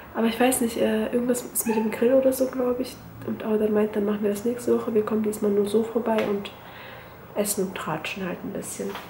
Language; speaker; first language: German; early bilingual, other home language; Turkish